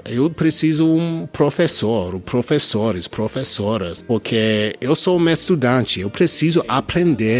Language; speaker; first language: Portuguese; non-native, learner; English